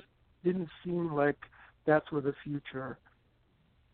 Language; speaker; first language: English; non-native, fluent; German